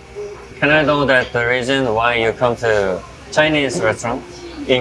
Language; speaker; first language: English; non-native, learner; Korean